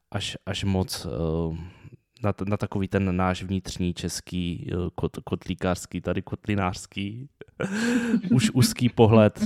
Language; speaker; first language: Czech; native; Czech